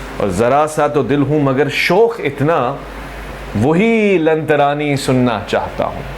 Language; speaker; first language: Urdu; non-native, local second language; Sindhi